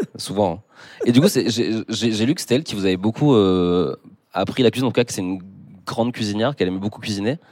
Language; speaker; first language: French; native; French